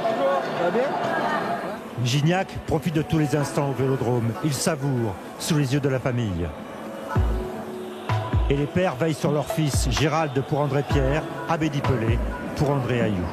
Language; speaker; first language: French; native; French